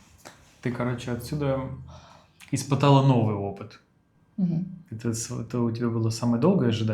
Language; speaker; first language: Russian; native; Russian